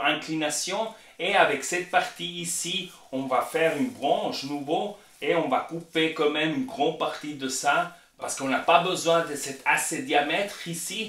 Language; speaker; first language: French; non-native, learner; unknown